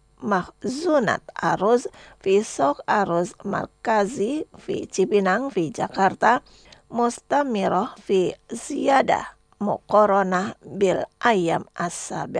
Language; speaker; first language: Arabic; non-native, fluent; Indonesian